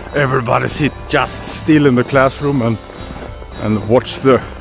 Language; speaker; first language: English; non-native, fluent; Swedish